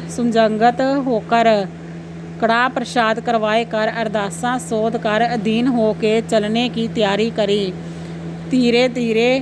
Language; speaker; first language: Hindi; non-native, local second language; Punjabi